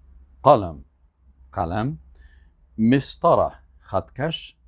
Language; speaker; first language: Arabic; non-native, fluent; Persian